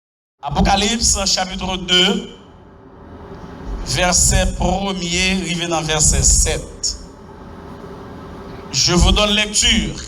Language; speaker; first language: French; non-native, local second language; Haitian Creole